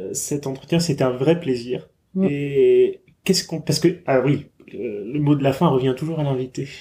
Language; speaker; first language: French; native; French